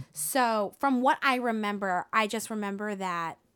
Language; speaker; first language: English; native; English